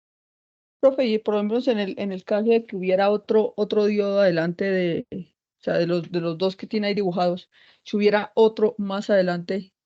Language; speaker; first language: Spanish; native; Spanish